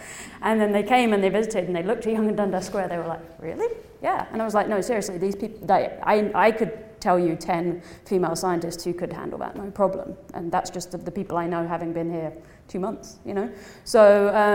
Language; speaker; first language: English; native; English